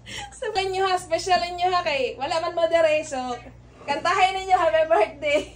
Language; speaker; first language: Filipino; non-native, local second language; Cebuano